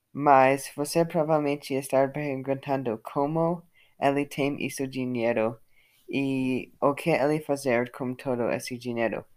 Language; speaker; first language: Portuguese; non-native, learner; English